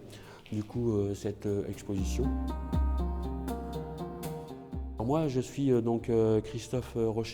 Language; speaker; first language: French; native; French